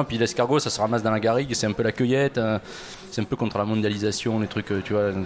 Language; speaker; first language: French; native; French